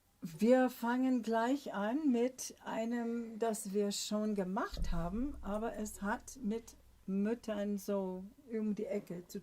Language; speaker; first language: German; non-native, fluent; English